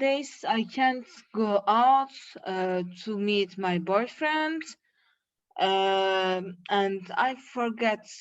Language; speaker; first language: English; non-native, learner; Turkish